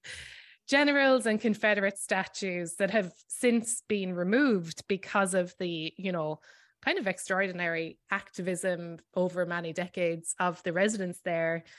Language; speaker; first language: English; native; English